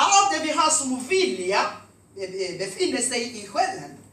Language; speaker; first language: Swedish; non-native, fluent; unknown